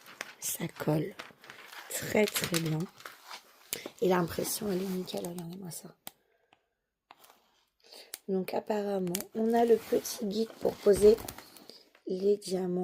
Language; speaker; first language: French; native; French